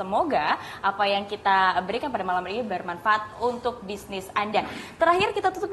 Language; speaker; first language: Indonesian; native; Indonesian